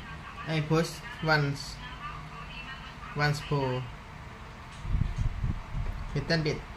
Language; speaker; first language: English; non-native, learner; Thai